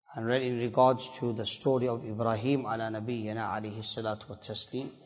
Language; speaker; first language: English; early bilingual, other home language; Urdu